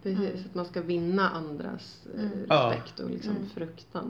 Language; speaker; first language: Swedish; native; Swedish